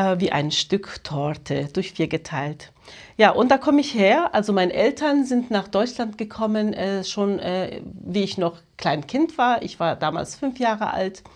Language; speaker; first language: German; early bilingual, other home language; Kurdish